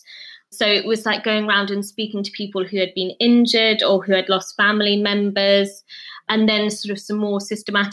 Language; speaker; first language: English; native; English